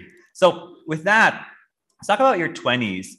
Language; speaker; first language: English; non-native, local second language; Filipino